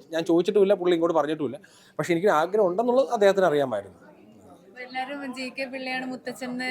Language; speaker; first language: Malayalam; native; Malayalam